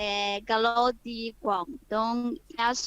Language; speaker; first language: Indonesian; non-native, fluent; Chinese